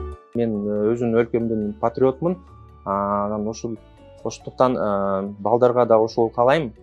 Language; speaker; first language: Kyrgyz; non-native, local second language; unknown